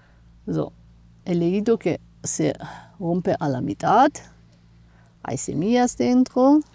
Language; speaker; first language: Spanish; non-native, learner; German